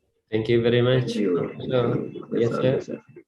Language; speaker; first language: English; non-native, learner; Indonesian